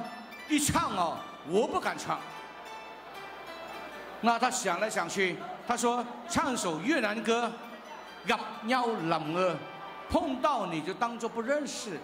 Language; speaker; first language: Chinese; early bilingual, heritage; Chinese